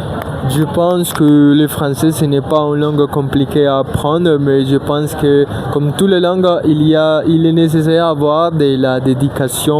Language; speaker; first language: French; non-native, learner; Spanish